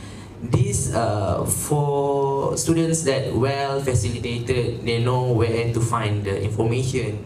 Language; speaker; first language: English; non-native, local second language; Malay